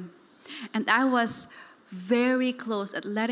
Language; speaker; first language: English; non-native, local second language; Cebuano